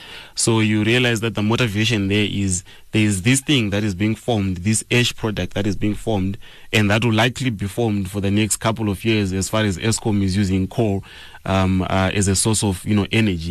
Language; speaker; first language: English; non-native, local second language; Shona